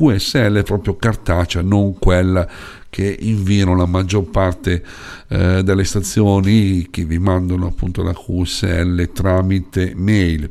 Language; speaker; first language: Italian; native; Italian